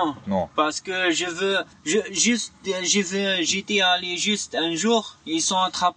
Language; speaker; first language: French; non-native, learner; Arabic